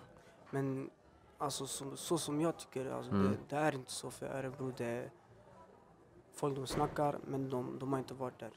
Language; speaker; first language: Swedish; early bilingual, other home language; Albanian